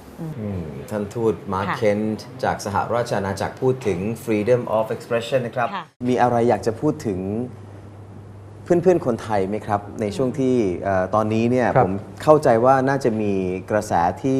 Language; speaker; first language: Thai; native; Thai